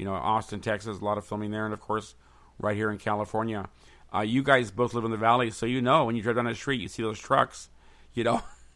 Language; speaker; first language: English; native; English